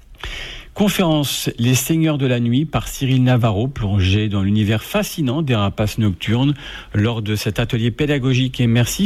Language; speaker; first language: French; native; French